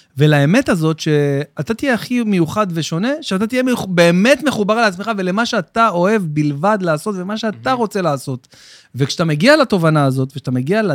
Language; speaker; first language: Hebrew; native; Hebrew